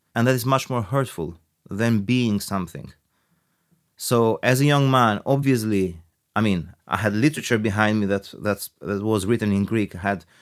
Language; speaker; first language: English; early bilingual, other home language; Albanian